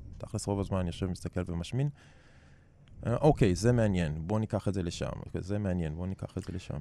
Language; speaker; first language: Hebrew; native; Hebrew